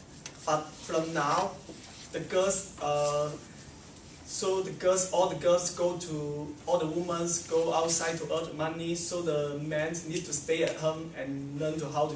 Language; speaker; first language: English; non-native, learner; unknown